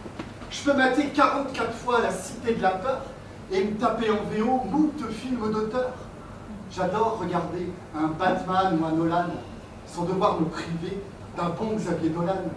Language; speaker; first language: French; native; French